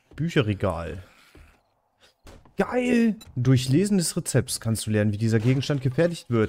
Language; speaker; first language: German; native; German